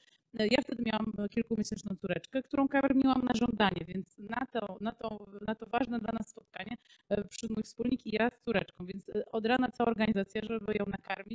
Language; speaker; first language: Polish; native; Polish